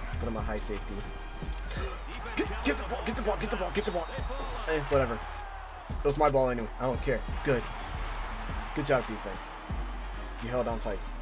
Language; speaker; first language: English; native; English